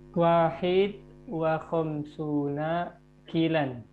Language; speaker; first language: Arabic; non-native, learner; Indonesian